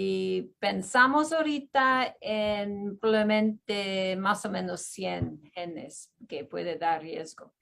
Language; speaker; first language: Spanish; non-native, fluent; English